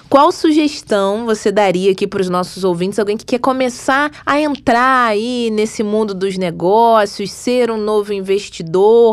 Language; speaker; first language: Portuguese; native; Portuguese